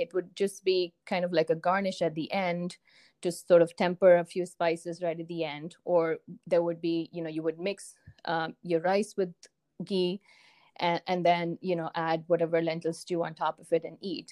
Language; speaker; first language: English; non-native, local second language; Tamil